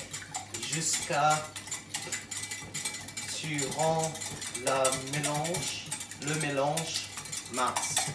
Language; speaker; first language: French; non-native, learner; English